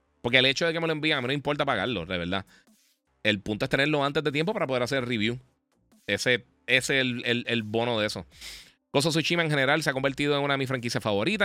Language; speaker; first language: Spanish; native; Spanish